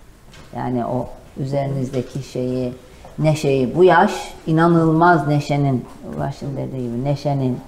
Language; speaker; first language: Turkish; native; Turkish